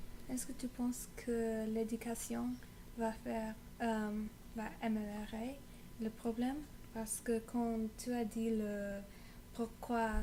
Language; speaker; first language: French; non-native, learner; English